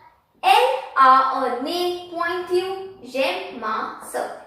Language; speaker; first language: French; non-native, fluent; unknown